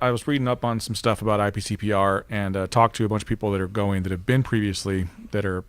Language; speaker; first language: English; native; English